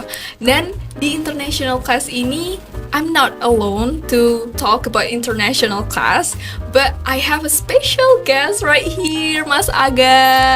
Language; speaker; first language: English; non-native, learner; Indonesian